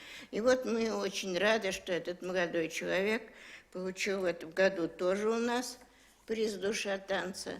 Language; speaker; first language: Russian; native; Russian